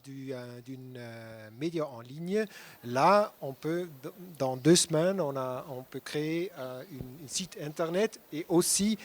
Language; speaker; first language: French; non-native, local second language; German